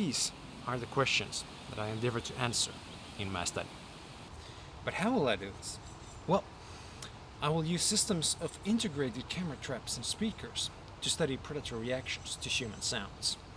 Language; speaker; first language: English; non-native, fluent; Finnish